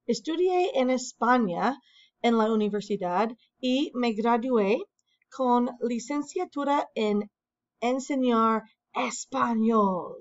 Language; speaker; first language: Spanish; non-native, fluent; English